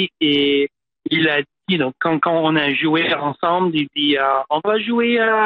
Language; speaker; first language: French; non-native, fluent; English